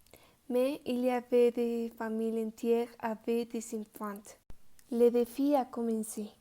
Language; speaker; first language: French; non-native, learner; Spanish